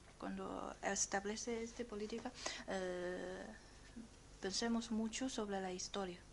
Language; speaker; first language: Spanish; non-native, learner; Chinese